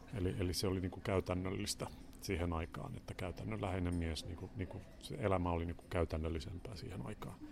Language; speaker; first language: Finnish; non-native, local second language; Swedish